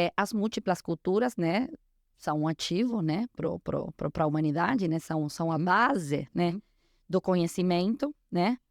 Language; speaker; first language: Portuguese; non-native, fluent; Spanish